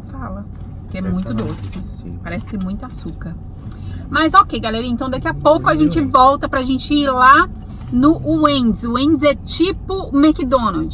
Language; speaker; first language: Portuguese; native; Portuguese